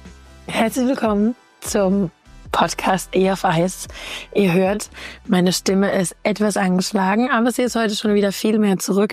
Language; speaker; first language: German; native; German